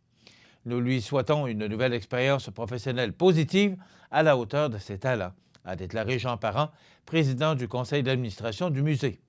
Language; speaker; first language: French; native; French